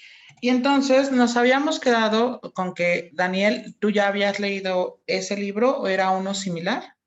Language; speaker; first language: Spanish; native; Spanish